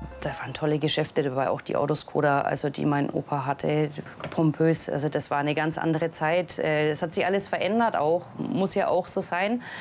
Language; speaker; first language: German; native; German